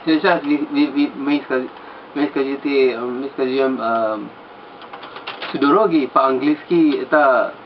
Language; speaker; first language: Russian; non-native, learner; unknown